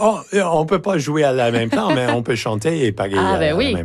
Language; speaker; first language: French; native; French